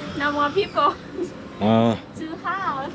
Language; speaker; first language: English; non-native, learner; Vietnamese